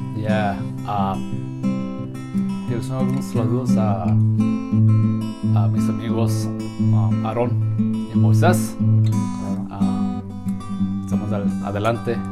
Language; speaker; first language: Spanish; non-native, learner; English